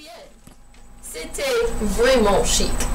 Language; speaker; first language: French; non-native, learner; English